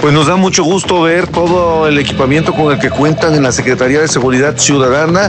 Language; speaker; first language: Spanish; native; Spanish